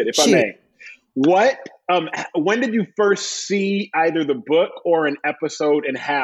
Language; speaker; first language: English; native; English